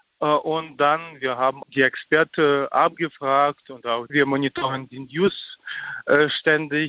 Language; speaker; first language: German; non-native, fluent; Ukrainian